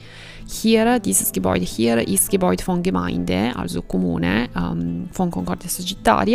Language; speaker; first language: German; non-native, fluent; Italian